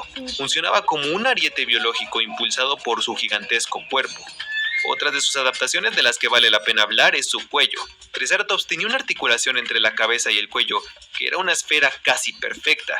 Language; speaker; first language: Spanish; native; Spanish